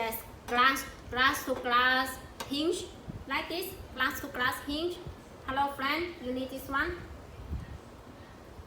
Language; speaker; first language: English; non-native, learner; Chinese